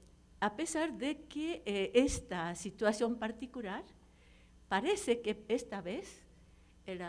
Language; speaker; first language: Spanish; non-native, fluent; Japanese